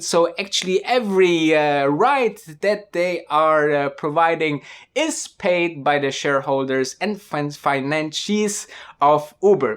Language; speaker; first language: English; non-native, fluent; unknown